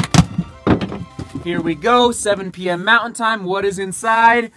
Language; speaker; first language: English; native; English